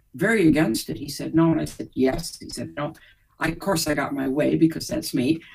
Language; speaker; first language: English; native; English